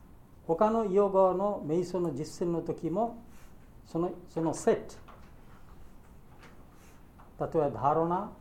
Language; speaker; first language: Japanese; non-native, learner; Bangla